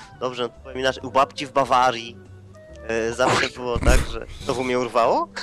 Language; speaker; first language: Polish; native; Polish